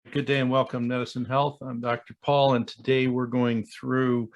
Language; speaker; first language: English; native; English